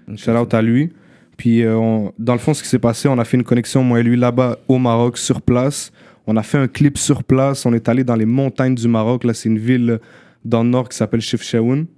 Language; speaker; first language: French; early bilingual, other home language; Arabic